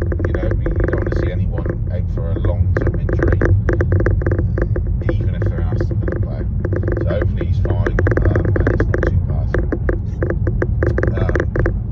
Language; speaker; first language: English; native; English